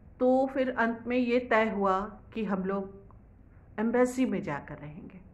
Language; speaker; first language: Hindi; native; Hindi